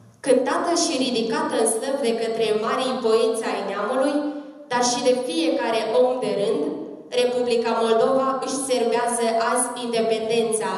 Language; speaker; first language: Romanian; native; Romanian